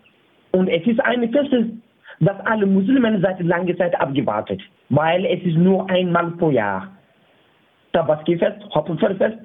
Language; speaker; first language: German; non-native, fluent; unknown